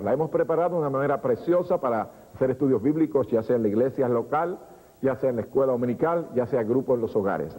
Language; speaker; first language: Spanish; native; Spanish